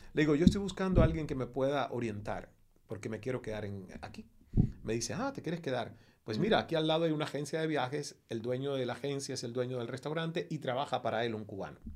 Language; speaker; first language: Spanish; native; Spanish